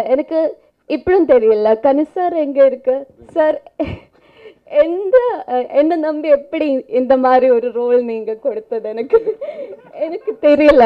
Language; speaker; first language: Tamil; non-native, fluent; Malayalam